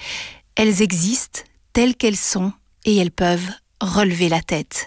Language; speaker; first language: French; native; French